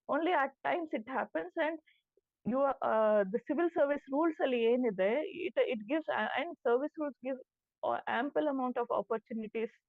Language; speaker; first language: English; non-native, local second language; Kannada